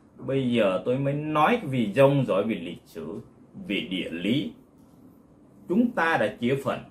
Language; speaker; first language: Vietnamese; non-native, local second language; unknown